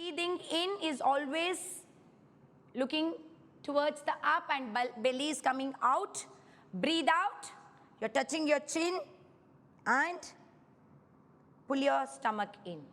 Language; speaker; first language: English; non-native, local second language; Kannada